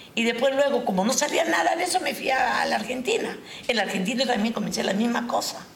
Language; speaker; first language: Spanish; non-native, local second language; Japanese